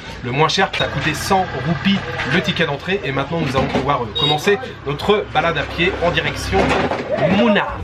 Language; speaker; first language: French; native; French